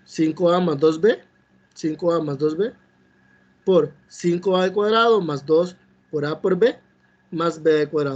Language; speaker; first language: Spanish; native; Spanish